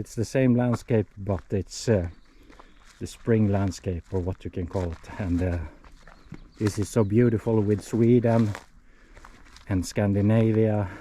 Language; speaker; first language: English; non-native, fluent; Swedish